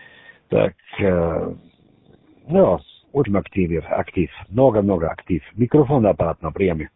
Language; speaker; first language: Russian; non-native, learner; German